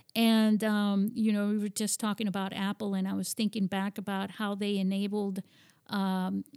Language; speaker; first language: English; early bilingual, heritage; English